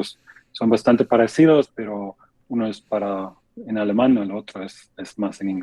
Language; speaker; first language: Spanish; non-native, fluent; German